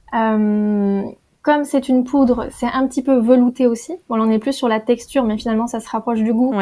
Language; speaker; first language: French; native; French